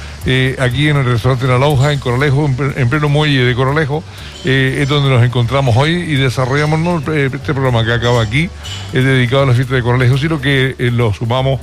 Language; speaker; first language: Spanish; native; Spanish